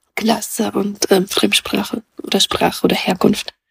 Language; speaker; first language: German; early bilingual, other home language; Russian